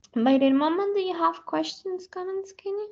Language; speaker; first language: English; non-native, learner; Spanish